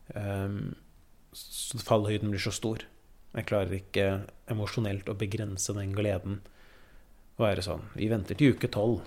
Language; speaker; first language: Norwegian; early bilingual, other home language; Persian